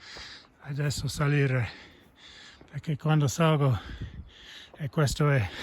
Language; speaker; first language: Italian; non-native, fluent; English